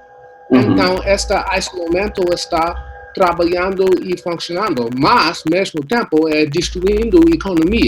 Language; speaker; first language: Portuguese; non-native, learner; English